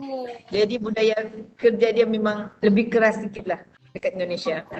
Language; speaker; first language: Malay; non-native, local second language; Buginese